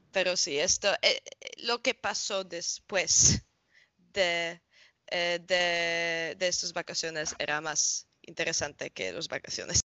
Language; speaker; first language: Spanish; non-native, learner; Polish